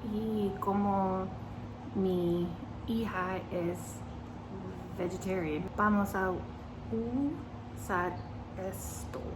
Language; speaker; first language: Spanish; early bilingual, heritage; Spanish